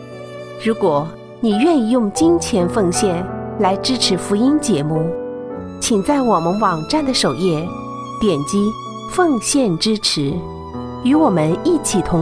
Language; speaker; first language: Chinese; native; Chinese